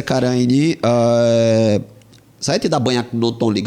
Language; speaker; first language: Indonesian; non-native, fluent; Portuguese